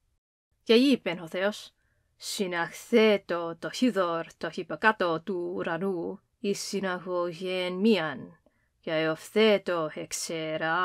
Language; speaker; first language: Greek; non-native, fluent; English